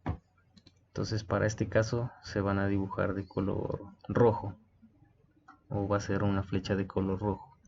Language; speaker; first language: Spanish; native; Spanish